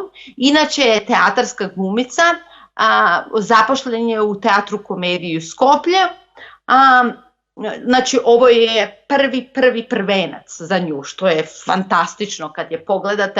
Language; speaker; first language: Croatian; non-native, local second language; Macedonian